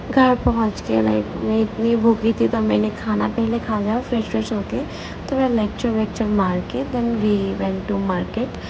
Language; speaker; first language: Hindi; non-native, local second language; Assamese